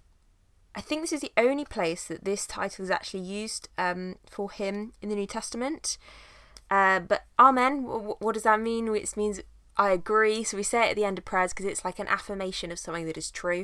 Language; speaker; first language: English; native; English